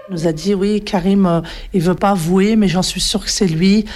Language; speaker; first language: French; native; French